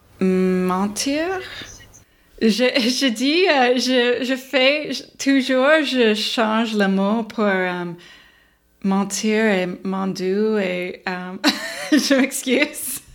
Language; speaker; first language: French; non-native, learner; English